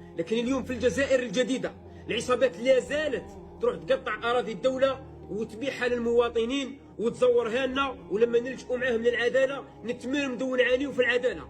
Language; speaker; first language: Arabic; native; Arabic